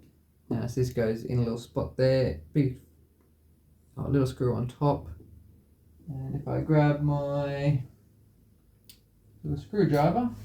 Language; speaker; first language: English; native; English